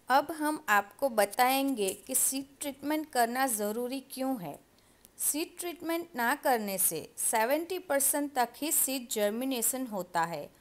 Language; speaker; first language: Hindi; non-native, local second language; Gujarati